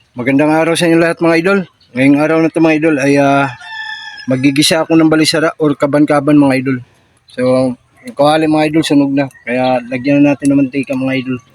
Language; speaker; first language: Filipino; non-native, local second language; Cebuano